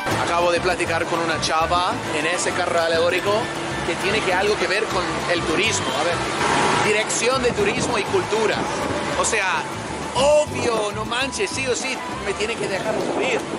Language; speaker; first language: Spanish; non-native, fluent; English